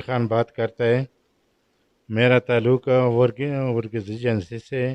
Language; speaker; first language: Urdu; non-native, local second language; Pashto